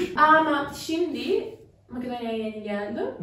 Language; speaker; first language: Turkish; non-native, learner; Macedonian